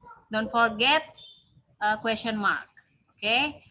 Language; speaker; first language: English; non-native, learner; Indonesian